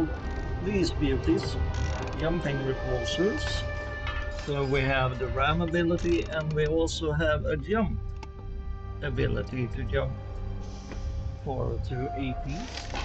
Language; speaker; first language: English; non-native, fluent; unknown